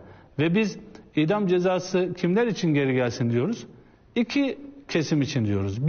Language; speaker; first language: Turkish; native; Turkish